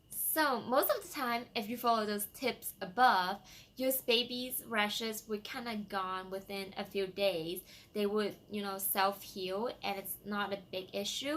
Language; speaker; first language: English; non-native, fluent; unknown